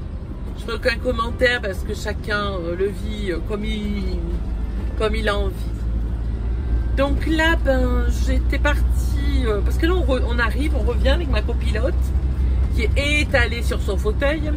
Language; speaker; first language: French; native; French